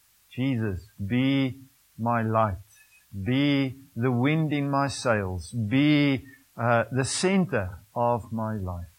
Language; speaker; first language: English; non-native, local second language; Afrikaans